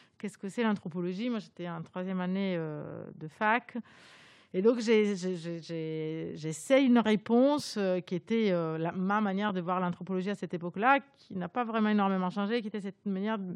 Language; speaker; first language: French; non-native, fluent; Italian